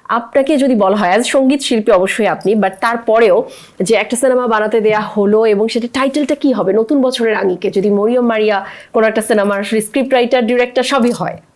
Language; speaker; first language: Bangla; native; Bangla